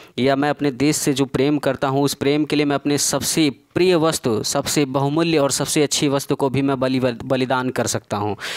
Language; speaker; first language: Hindi; native; Hindi